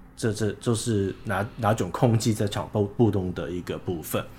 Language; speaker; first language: Chinese; non-native, local second language; Cantonese